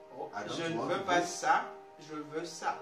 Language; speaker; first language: French; non-native, learner; English